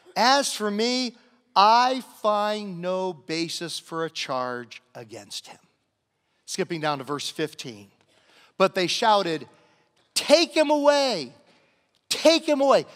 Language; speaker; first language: English; native; English